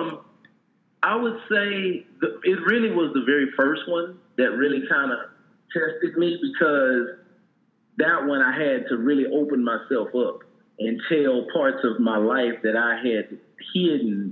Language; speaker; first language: English; native; English